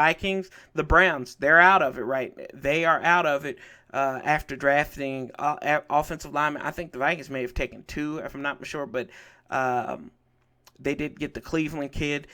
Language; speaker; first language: English; native; English